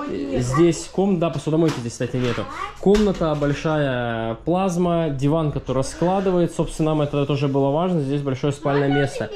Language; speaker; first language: Russian; native; Russian